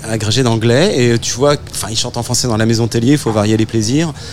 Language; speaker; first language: French; native; French